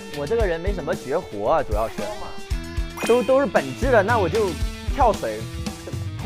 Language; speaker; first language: Chinese; non-native, local second language; Cantonese